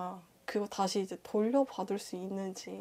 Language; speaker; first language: Korean; native; Korean